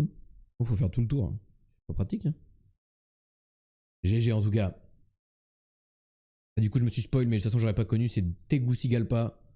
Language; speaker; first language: French; native; French